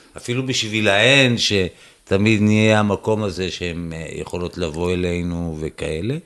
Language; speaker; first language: Hebrew; native; Hebrew